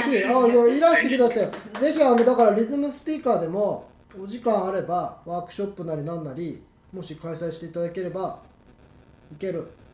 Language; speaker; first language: Japanese; native; Japanese